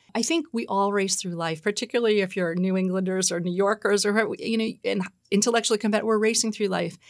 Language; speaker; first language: English; native; English